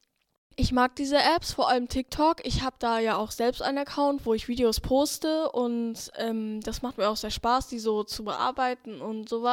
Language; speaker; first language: German; native; German